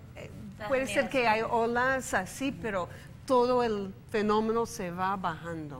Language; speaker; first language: Spanish; non-native, fluent; English